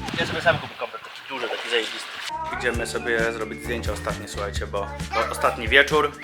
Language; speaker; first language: Polish; native; Polish